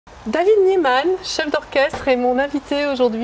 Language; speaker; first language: French; native; French